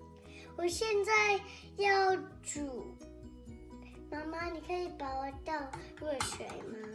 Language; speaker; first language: Chinese; early bilingual, heritage; Chinese